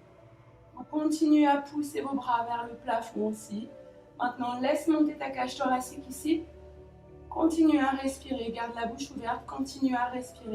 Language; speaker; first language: French; native; French